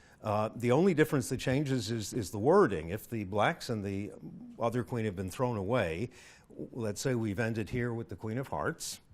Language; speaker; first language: English; native; English